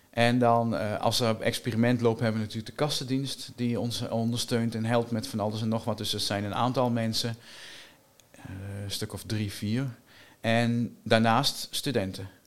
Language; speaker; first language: Dutch; native; Dutch